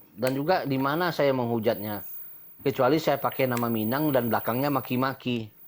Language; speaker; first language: Indonesian; non-native, local second language; Minangkabau